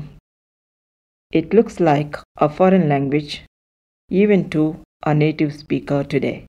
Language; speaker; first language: English; non-native, local second language; Telugu